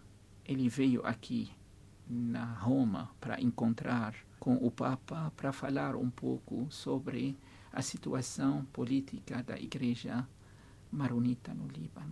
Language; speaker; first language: Portuguese; non-native, fluent; Arabic